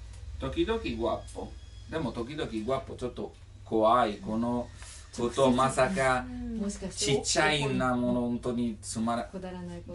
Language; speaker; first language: Japanese; non-native, learner; Italian